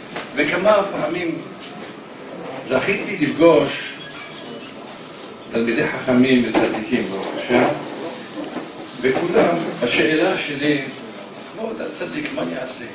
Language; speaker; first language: Hebrew; non-native, fluent; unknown